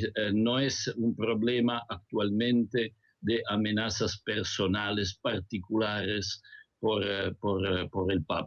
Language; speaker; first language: Spanish; non-native, fluent; Italian